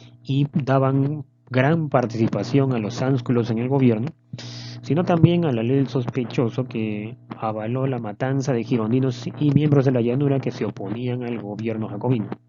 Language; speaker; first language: Spanish; native; Spanish